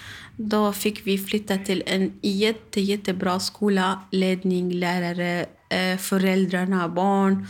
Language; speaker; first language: Swedish; non-native, learner; Arabic